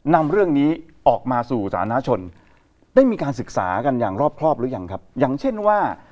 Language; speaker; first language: Thai; native; Thai